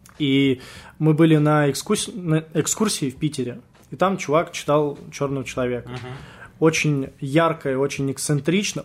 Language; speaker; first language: Russian; native; Russian